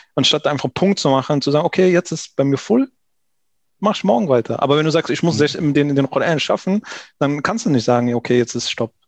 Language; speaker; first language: German; early bilingual, other home language; Arabic